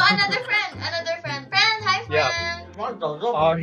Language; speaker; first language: English; non-native, learner; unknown